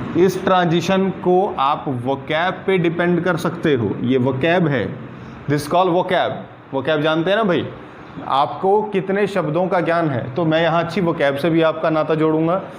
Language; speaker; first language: Hindi; non-native, local second language; Punjabi